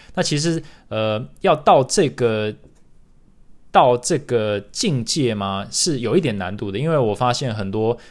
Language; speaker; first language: Chinese; early bilingual, other home language; English